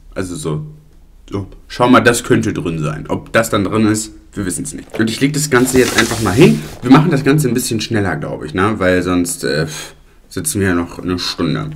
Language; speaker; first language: German; early bilingual, other home language; Italian